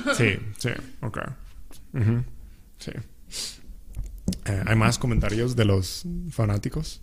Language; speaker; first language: Spanish; non-native, local second language; English